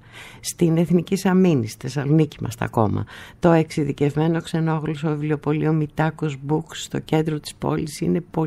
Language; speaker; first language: Greek; native; Greek